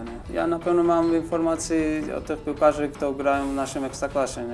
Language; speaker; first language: Polish; non-native, fluent; Georgian